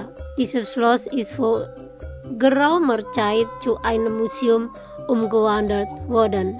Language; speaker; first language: German; non-native, fluent; Indonesian